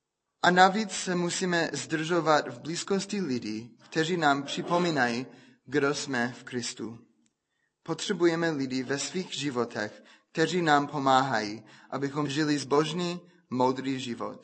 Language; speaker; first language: Czech; non-native, fluent; English